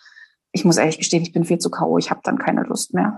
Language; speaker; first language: German; native; German